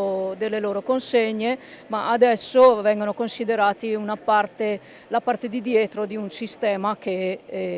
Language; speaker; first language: Italian; native; Italian